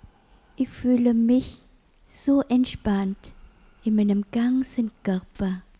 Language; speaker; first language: German; non-native, learner; Vietnamese